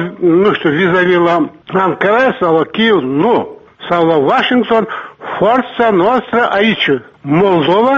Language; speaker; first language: Romanian; non-native, local second language; Gagauz